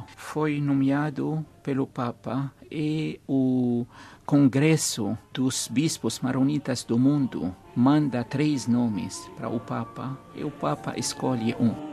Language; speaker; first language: Portuguese; non-native, fluent; Arabic